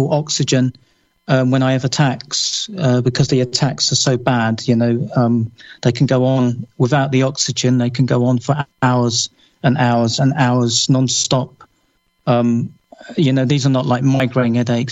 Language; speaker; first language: English; native; English